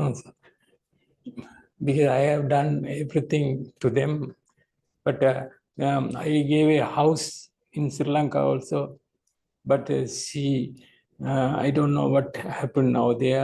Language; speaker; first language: English; non-native, learner; Tamil